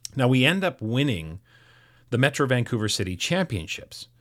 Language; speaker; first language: English; native; English